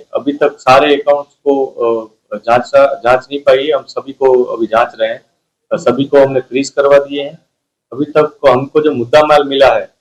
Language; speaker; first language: Hindi; non-native, local second language; Gujarati